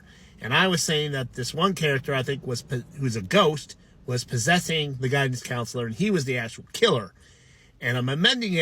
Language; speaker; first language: English; native; English